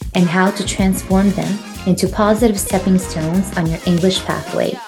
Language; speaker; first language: English; non-native, fluent; Croatian